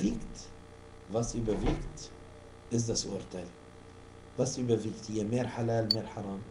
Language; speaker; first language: German; non-native, fluent; Arabic